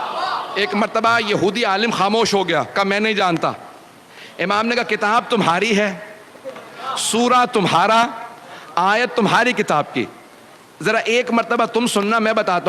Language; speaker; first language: Urdu; native; Urdu